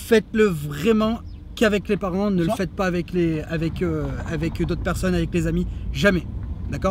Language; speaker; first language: French; native; French